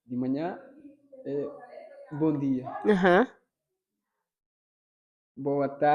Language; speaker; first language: Portuguese; non-native, local second language; Fula